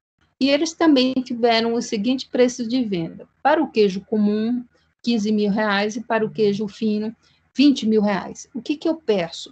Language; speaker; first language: Portuguese; native; Portuguese